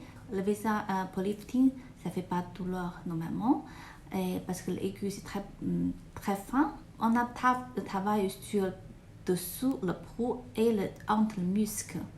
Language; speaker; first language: French; non-native, learner; Chinese